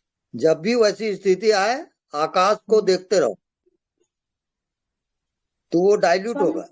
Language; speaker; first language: Hindi; native; Hindi